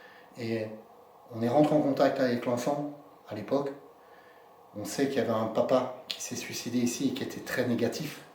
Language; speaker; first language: French; native; French